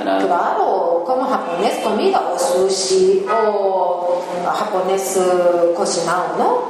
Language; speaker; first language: Spanish; non-native, learner; Japanese